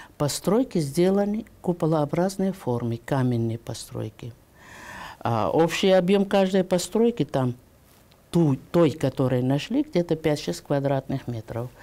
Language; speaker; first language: Russian; non-native, local second language; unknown